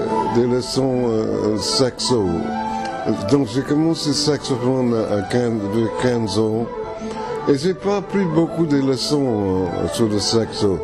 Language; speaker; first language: French; non-native, fluent; English